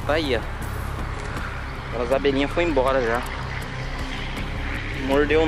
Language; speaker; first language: Portuguese; native; Portuguese